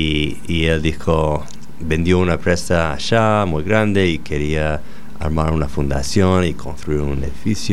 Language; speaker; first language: Spanish; non-native, fluent; English